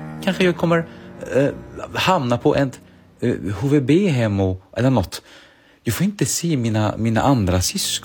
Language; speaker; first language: Swedish; early bilingual, other home language; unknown